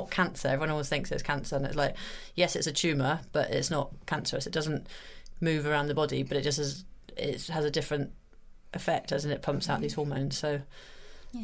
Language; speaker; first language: English; native; English